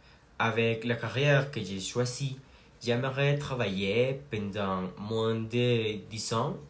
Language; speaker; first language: French; non-native, learner; Spanish